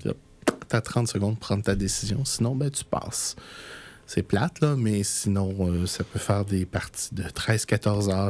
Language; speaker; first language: French; native; French